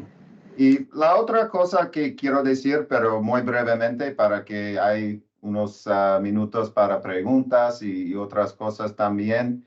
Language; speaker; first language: Spanish; non-native, learner; English